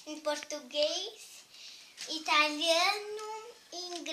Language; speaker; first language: Portuguese; early bilingual, heritage; Portuguese